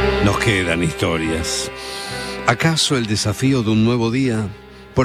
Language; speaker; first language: Spanish; native; Spanish